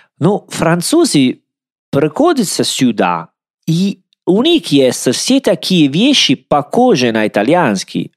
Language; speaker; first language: Russian; non-native, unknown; Italian